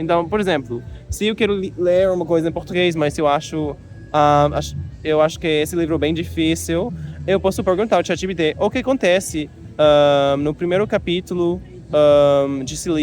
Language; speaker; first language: Portuguese; non-native, learner; English